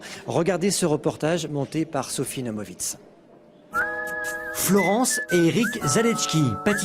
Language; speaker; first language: French; native; French